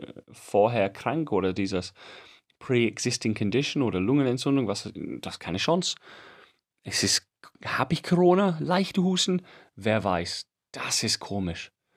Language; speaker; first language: German; non-native, fluent; English